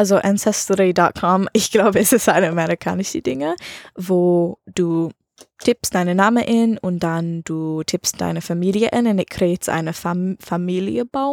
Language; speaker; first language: German; non-native, learner; English